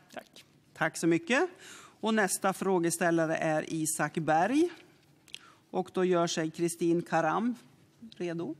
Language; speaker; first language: Swedish; native; Swedish